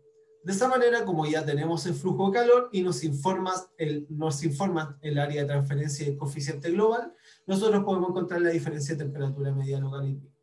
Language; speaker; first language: Spanish; native; Spanish